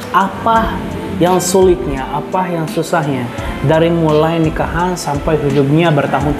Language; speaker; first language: Indonesian; non-native, learner; Arabic